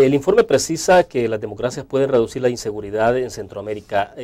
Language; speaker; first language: Spanish; native; Spanish